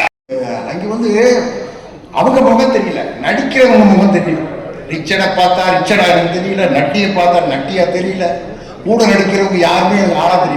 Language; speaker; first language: Tamil; native; Tamil